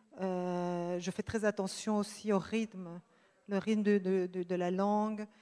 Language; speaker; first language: French; non-native, fluent; Spanish